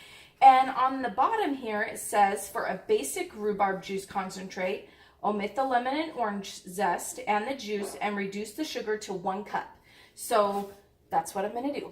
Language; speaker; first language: English; native; English